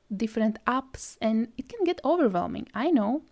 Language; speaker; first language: English; non-native, fluent; Latvian